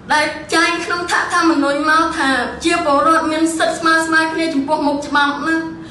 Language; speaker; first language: Khmer; non-native, local second language; Eastern Cham